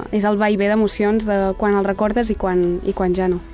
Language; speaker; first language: Catalan; native; Catalan